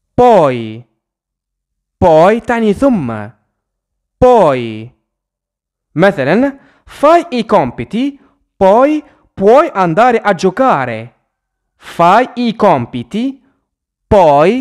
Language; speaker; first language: Italian; non-native, fluent; Arabic